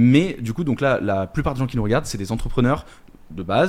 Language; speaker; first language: French; native; French